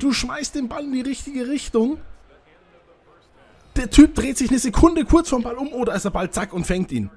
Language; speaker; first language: German; native; German